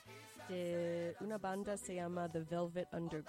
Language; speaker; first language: Spanish; non-native, learner; English